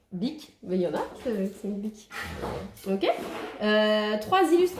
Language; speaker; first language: French; native; French